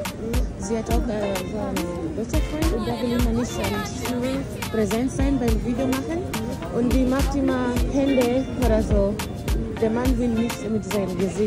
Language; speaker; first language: German; non-native, learner; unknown